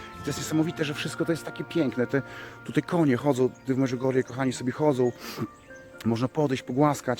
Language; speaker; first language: Polish; native; Polish